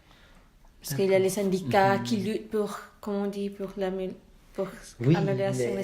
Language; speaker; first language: French; non-native, learner; Malay